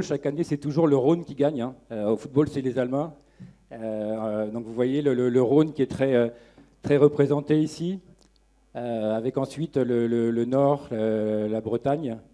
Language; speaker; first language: French; native; French